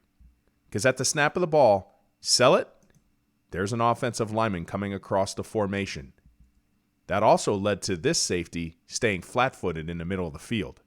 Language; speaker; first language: English; native; English